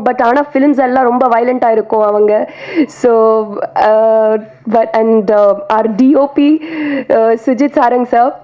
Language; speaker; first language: Tamil; non-native, learner; Telugu